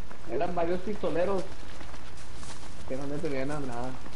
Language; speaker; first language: Spanish; early bilingual, heritage; Spanish